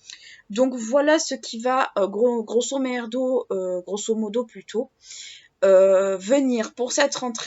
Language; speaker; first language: French; native; French